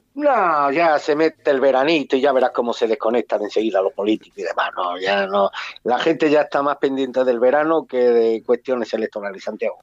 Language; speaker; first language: Spanish; native; Spanish